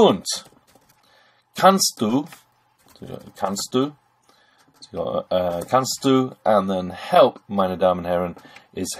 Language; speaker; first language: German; non-native, fluent; English